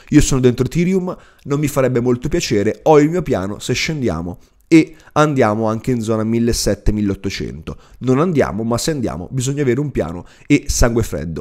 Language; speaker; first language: Italian; native; Italian